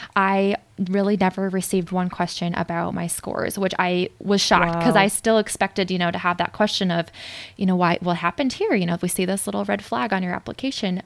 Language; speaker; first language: English; native; English